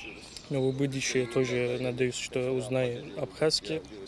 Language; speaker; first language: Russian; non-native, learner; Turkish